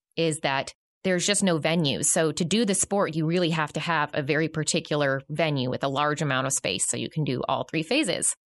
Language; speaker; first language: English; native; English